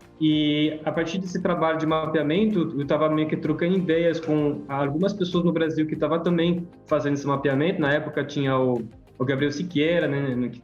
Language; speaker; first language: Portuguese; non-native, fluent; French